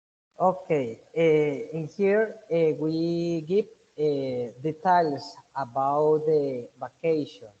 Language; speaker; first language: English; non-native, learner; Spanish